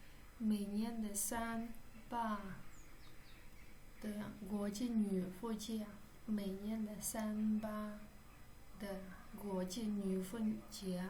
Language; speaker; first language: Chinese; non-native, fluent; Kyrgyz